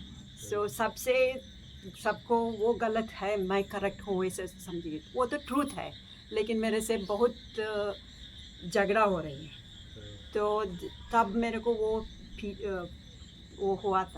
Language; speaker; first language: Hindi; non-native, local second language; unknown